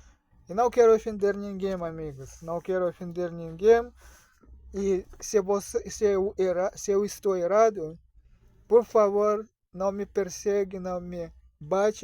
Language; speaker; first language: Portuguese; non-native, learner; Russian